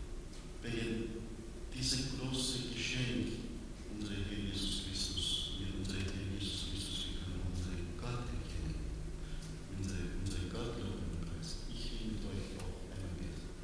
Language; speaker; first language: German; non-native, learner; Persian